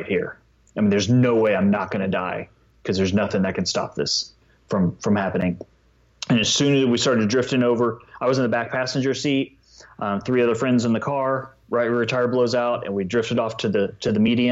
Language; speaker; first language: English; native; English